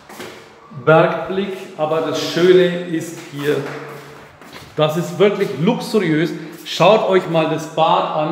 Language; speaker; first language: German; early bilingual, other home language; Turkish